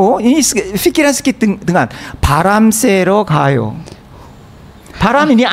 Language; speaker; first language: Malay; non-native, learner; Korean